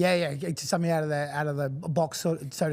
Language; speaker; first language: English; native; English